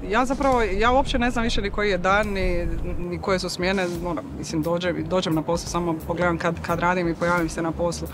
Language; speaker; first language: Serbian; native; Serbian